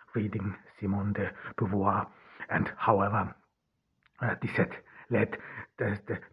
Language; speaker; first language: English; non-native, fluent; Turkish